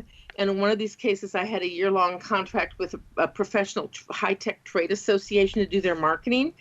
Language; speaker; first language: English; native; English